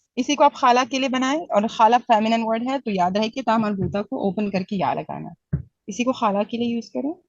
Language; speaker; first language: Urdu; native; Urdu